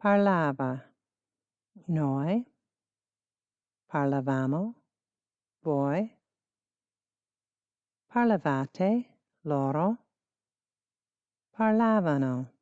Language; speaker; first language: Italian; non-native, fluent; English